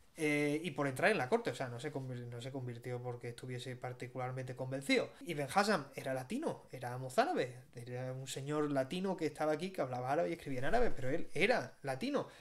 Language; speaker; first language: Spanish; native; Spanish